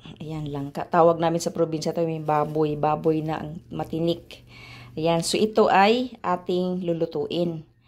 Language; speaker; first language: Filipino; non-native, local second language; Cebuano